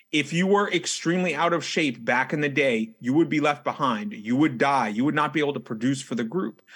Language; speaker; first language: English; native; English